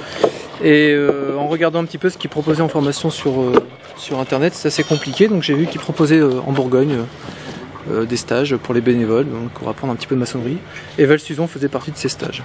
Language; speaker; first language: French; native; French